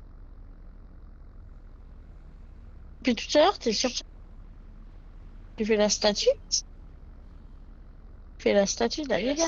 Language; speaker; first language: French; native; French